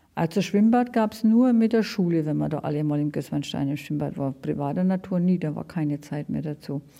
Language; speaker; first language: German; native; German